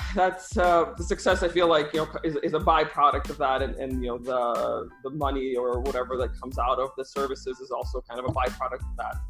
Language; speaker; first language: English; early bilingual, other home language; Russian